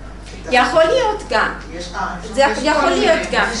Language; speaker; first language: Hebrew; non-native, learner; English